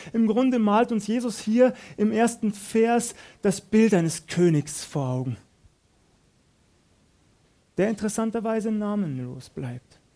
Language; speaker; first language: German; native; German